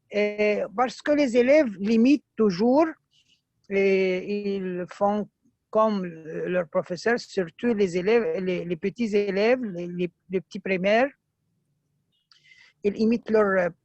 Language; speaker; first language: French; non-native, fluent; Arabic